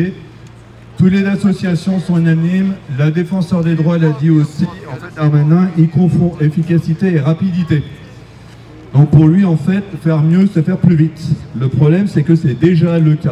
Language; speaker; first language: French; native; French